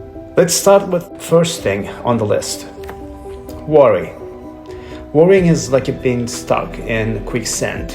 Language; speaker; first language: English; non-native, fluent; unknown